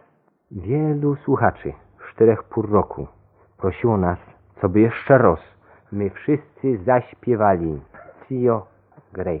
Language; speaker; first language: Polish; native; Polish